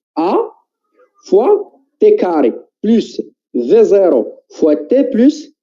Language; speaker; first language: French; non-native, local second language; Arabic